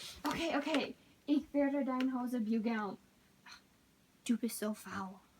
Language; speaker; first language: German; non-native, learner; English